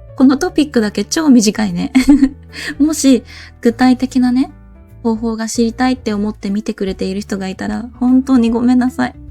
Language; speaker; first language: Japanese; native; Japanese